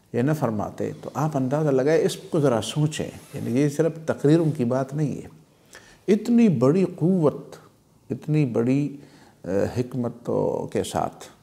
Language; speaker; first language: Urdu; non-native, local second language; Pashto